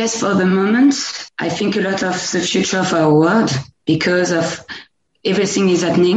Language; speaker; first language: English; non-native, fluent; French